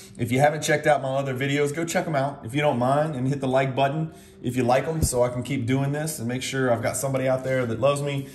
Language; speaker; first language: English; native; English